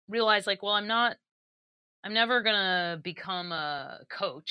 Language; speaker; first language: English; native; English